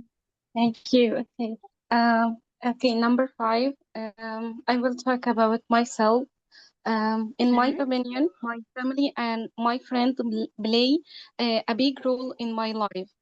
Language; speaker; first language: English; non-native, learner; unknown